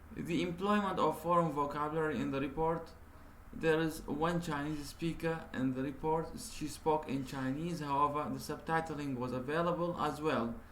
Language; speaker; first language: English; non-native, fluent; Arabic